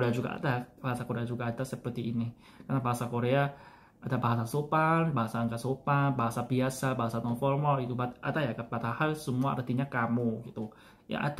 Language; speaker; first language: Indonesian; non-native, fluent; Korean